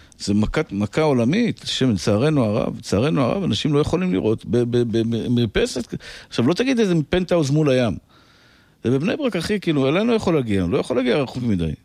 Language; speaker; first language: Hebrew; native; Hebrew